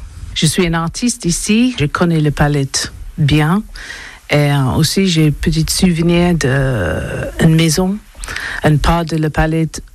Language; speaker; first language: French; non-native, learner; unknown